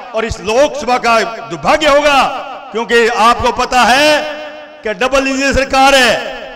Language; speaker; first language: Hindi; native; Hindi